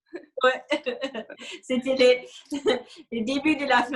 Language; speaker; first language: French; non-native, fluent; English